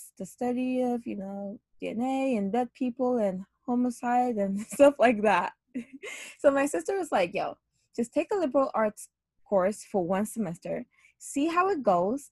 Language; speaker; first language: English; non-native, local second language; Hausa